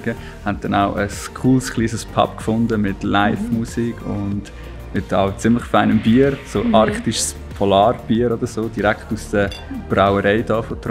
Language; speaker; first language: German; native; German